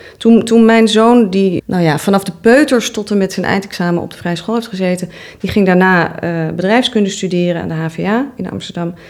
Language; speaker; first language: Dutch; native; Dutch